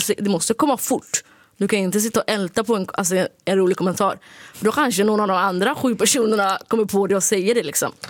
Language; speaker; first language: Swedish; early bilingual, other home language; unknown